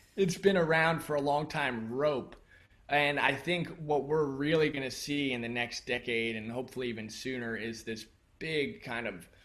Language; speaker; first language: English; native; English